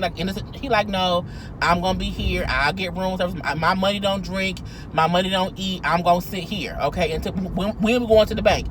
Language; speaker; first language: English; native; English